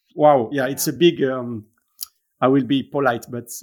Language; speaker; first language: English; non-native, learner; French